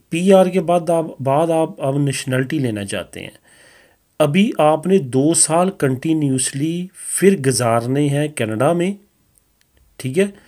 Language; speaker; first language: Hindi; non-native, local second language; Punjabi